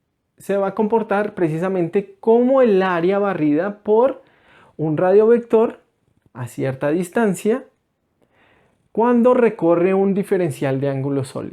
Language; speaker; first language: Spanish; native; Spanish